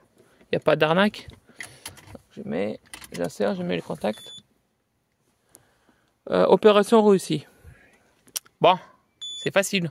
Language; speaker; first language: French; native; French